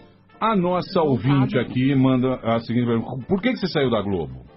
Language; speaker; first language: Portuguese; native; Portuguese